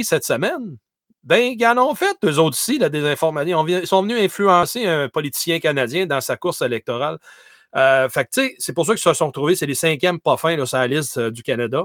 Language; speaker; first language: French; native; French